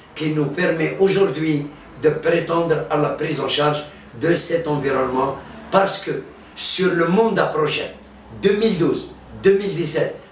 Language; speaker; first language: French; non-native, local second language; Arabic